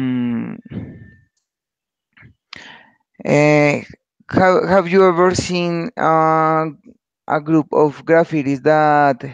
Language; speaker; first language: English; non-native, learner; Spanish